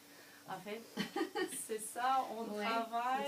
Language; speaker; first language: French; non-native, fluent; Russian